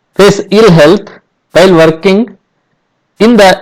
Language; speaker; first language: English; non-native, local second language; Kannada